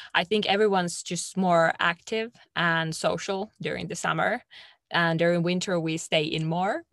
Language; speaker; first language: English; non-native, fluent; Finnish